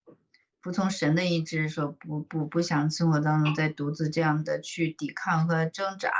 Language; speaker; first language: Chinese; native; Chinese